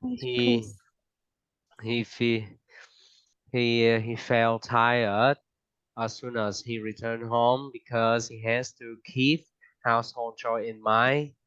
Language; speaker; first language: English; non-native, fluent; Vietnamese